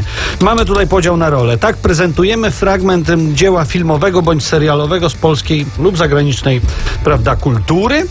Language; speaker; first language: Polish; native; Polish